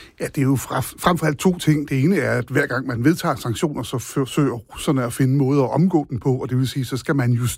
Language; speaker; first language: Danish; native; Danish